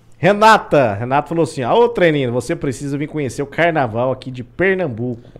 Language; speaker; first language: Portuguese; native; Portuguese